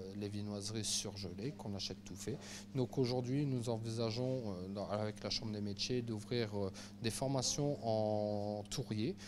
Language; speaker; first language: French; native; French